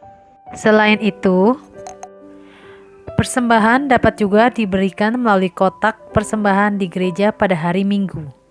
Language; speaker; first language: Indonesian; native; Indonesian